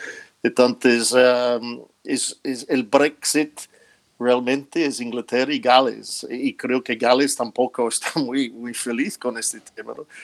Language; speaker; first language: Spanish; non-native, fluent; English